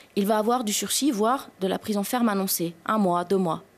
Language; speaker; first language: French; native; French